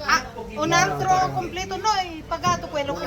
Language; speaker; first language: Italian; non-native, learner; Filipino